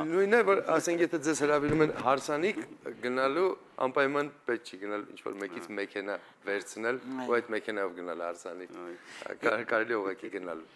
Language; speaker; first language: Armenian; native; Armenian